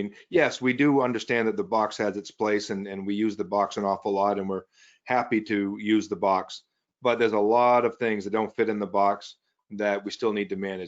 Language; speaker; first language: English; native; English